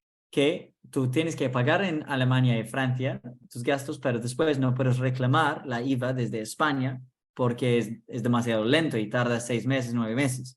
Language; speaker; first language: Spanish; non-native, fluent; English